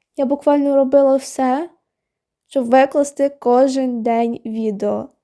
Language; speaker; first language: Ukrainian; non-native, local second language; Russian